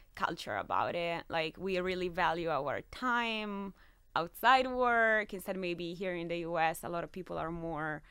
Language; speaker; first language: English; non-native, fluent; Italian